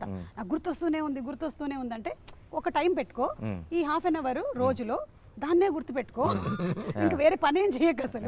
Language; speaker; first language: Telugu; native; Telugu